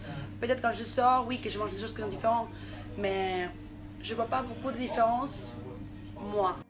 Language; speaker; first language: French; non-native, fluent; Spanish